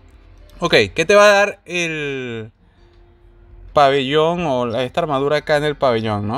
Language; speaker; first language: Spanish; native; Spanish